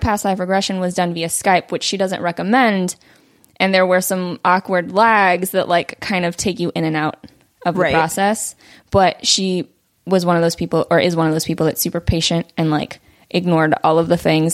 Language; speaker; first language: English; early bilingual, other home language; Vietnamese